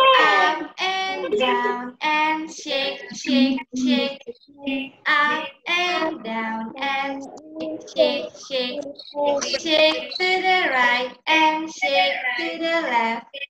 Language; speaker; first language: English; non-native, learner; Indonesian